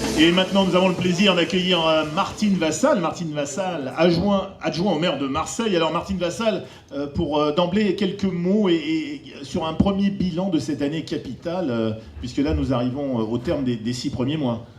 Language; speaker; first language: French; native; French